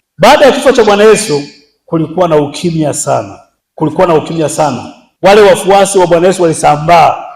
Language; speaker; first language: Swahili; native; Swahili